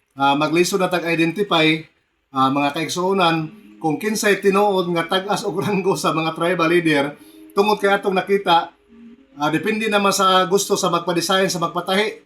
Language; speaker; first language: Cebuano; non-native, local second language; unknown